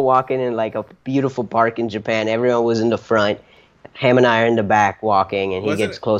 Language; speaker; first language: English; early bilingual, other home language; Spanish